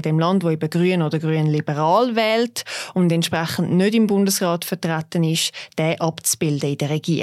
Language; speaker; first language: German; native; German